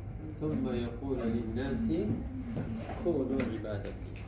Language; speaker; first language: Arabic; non-native, fluent; Malay